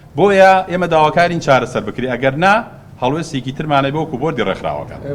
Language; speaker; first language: Central Kurdish; native; Central Kurdish